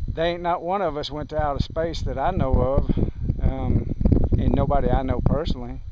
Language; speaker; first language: English; native; English